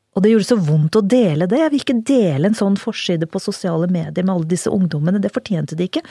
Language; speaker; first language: Norwegian; early bilingual, other home language; Urdu